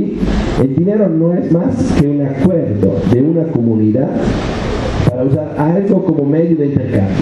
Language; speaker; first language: Spanish; non-native, fluent; Italian